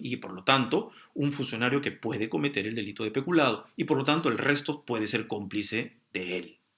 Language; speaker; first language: Spanish; native; Spanish